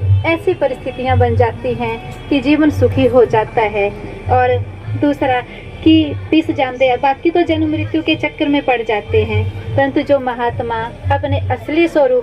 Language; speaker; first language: Hindi; native; Hindi